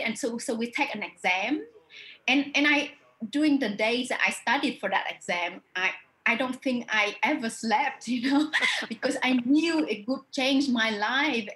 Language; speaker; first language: English; non-native, fluent; Vietnamese